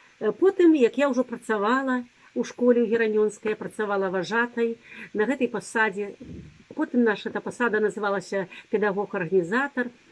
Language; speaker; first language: Belarusian; native; Belarusian